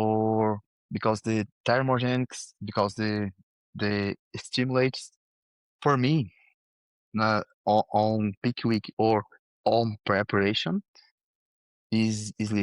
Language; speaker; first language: English; non-native, learner; Portuguese